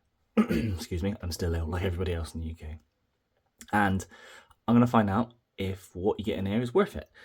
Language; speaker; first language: English; native; English